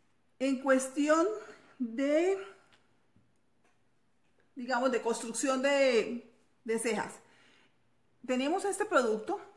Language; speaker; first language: Spanish; native; Spanish